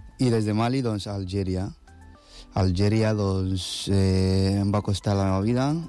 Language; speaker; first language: Catalan; non-native, fluent; Akan